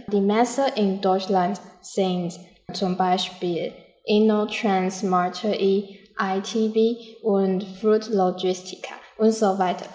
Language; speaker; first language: German; non-native, learner; Chinese